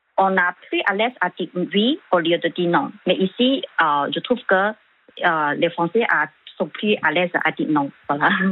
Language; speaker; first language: French; non-native, fluent; Chinese